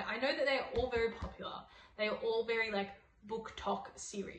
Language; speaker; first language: English; native; English